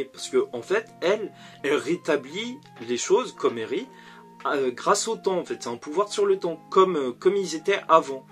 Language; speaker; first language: French; native; French